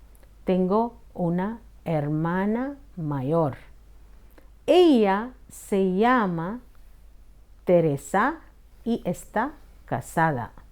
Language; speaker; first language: Spanish; non-native, fluent; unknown